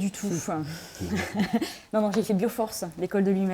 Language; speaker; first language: French; native; French